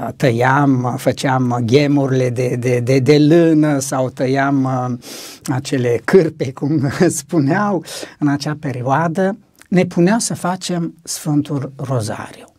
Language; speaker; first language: Romanian; native; Romanian